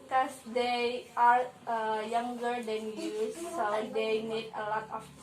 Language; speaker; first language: English; non-native, learner; Indonesian